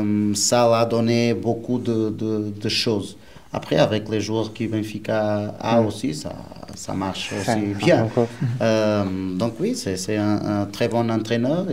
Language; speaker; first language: French; non-native, learner; Portuguese